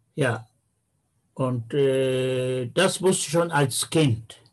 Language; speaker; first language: German; native; German